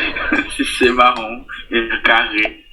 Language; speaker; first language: French; non-native, fluent; Portuguese